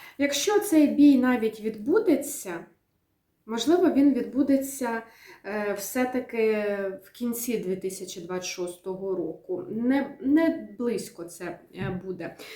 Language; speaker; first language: Ukrainian; native; Ukrainian